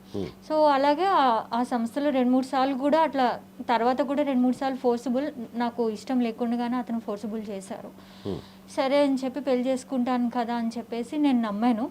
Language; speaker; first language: Telugu; native; Telugu